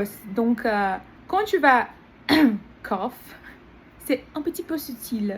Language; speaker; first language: French; non-native, learner; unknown